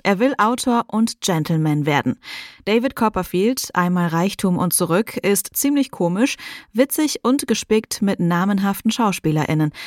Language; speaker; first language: German; native; German